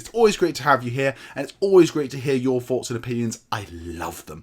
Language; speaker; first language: English; native; English